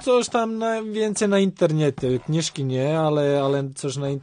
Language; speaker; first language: Polish; non-native, learner; Croatian